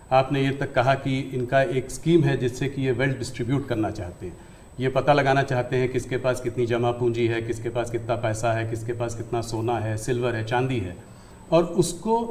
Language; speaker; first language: Hindi; native; Hindi